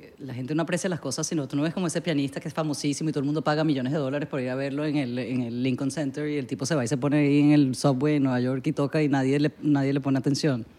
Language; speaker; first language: Spanish; native; Spanish